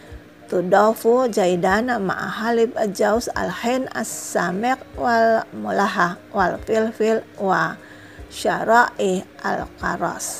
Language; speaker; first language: Arabic; non-native, fluent; Indonesian